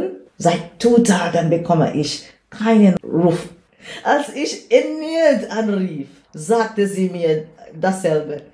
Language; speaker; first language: German; non-native, learner; English